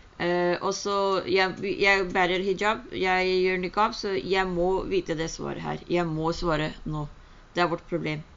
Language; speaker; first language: Norwegian; early bilingual, other home language; Urdu